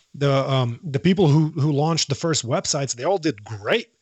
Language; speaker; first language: English; non-native, fluent; Arabic